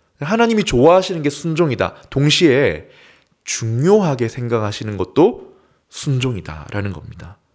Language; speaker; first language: Korean; native; Korean